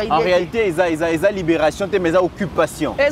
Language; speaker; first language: French; non-native, local second language; Lingala